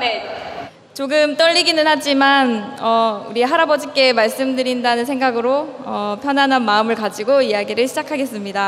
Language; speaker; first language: Korean; native; Korean